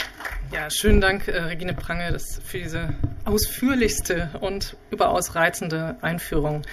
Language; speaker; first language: German; native; German